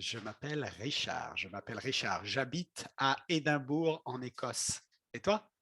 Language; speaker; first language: French; non-native, fluent; English